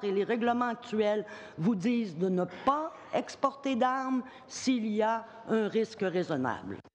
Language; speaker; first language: French; native; French